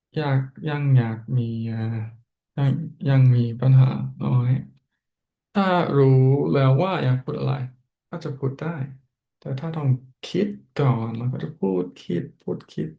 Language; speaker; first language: Thai; non-native, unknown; English